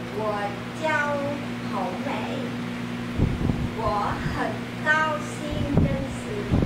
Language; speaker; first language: Chinese; non-native, learner; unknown